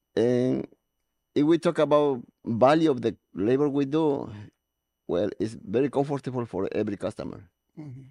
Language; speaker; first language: English; non-native, learner; Spanish